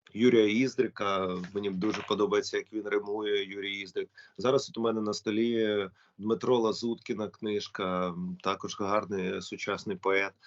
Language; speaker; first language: Ukrainian; non-native, local second language; Russian